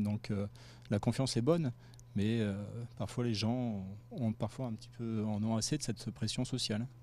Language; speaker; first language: French; native; French